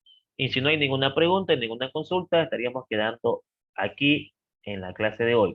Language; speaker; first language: Spanish; native; Spanish